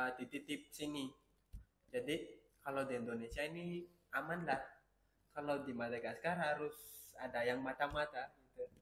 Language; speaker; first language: Indonesian; non-native, fluent; Malagasy